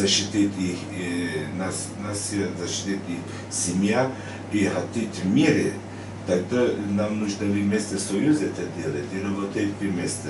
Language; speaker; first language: Russian; non-native, learner; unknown